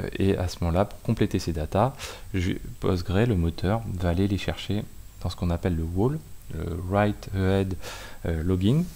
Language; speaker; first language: French; native; French